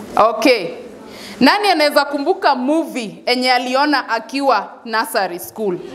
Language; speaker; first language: Swahili; native; Swahili